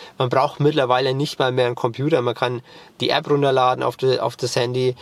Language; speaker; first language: German; native; German